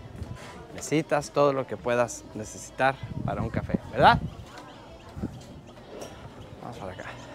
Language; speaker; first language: Spanish; native; Spanish